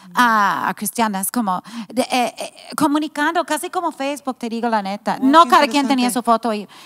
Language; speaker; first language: Spanish; non-native, fluent; English